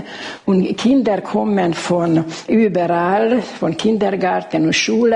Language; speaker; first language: German; non-native, local second language; Hungarian